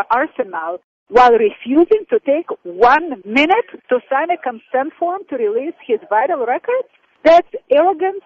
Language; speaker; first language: English; non-native, fluent; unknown